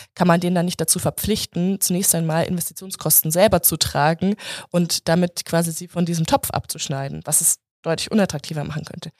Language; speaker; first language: German; native; German